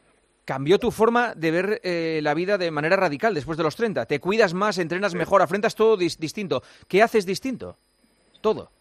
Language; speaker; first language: Spanish; native; Spanish